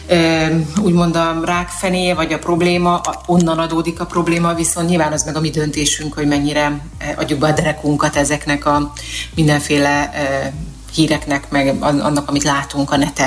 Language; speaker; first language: Hungarian; native; Hungarian